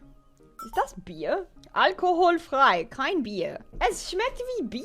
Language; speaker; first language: German; non-native, learner; English